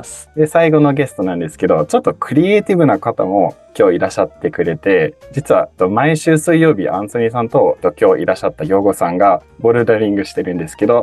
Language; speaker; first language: Japanese; native; Japanese